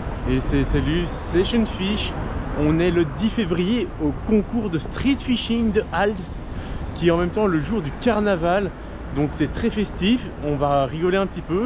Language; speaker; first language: French; native; French